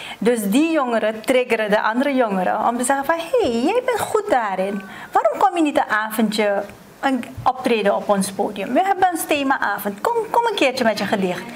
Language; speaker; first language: Dutch; native; Dutch